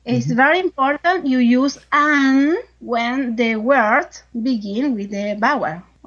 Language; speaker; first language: English; non-native, learner; Spanish